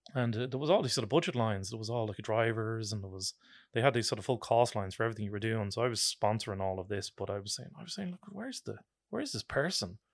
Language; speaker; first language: English; native; English